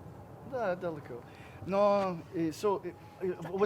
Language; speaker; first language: Russian; non-native, learner; English